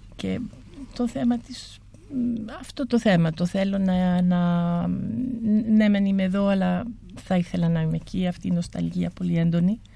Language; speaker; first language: Greek; early bilingual, heritage; Greek